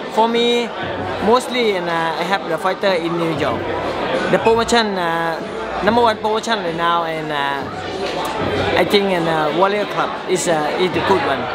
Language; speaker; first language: English; non-native, learner; Thai